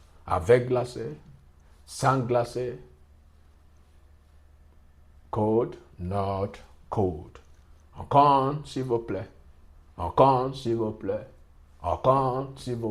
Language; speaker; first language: French; non-native, learner; English